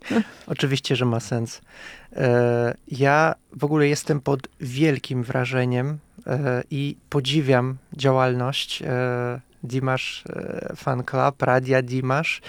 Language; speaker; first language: Polish; non-native, fluent; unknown